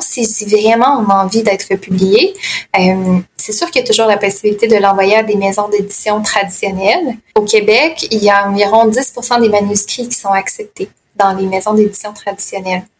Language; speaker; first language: French; native; French